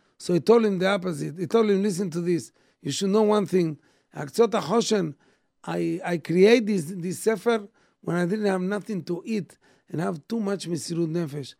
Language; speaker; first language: English; non-native, fluent; Hebrew